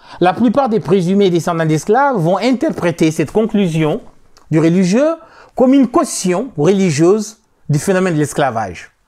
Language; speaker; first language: French; non-native, local second language; Soninke